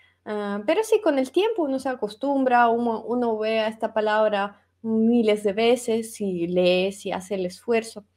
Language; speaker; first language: Spanish; non-native, fluent; Russian